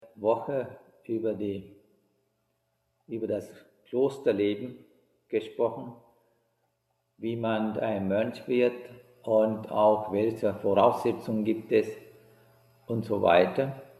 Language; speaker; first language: German; non-native, fluent; Sinhala